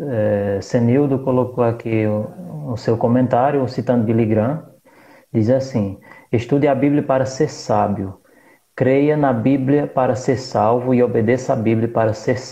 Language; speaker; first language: Portuguese; native; Portuguese